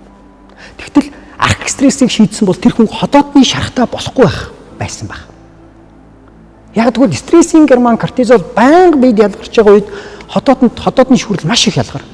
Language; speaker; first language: Mongolian; native; Mongolian